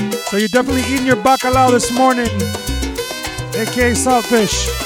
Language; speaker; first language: English; early bilingual, other home language; Spanish